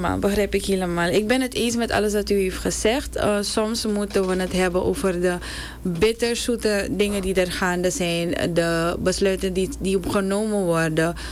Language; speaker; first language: Dutch; native; Dutch